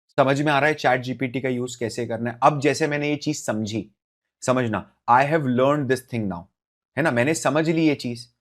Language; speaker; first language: Hindi; native; Hindi